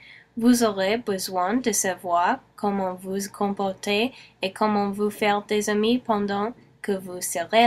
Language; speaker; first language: French; non-native, learner; English